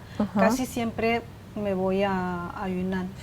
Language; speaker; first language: Spanish; non-native, fluent; Chinese